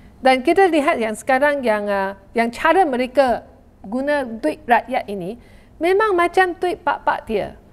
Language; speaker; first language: Malay; non-native, local second language; Chinese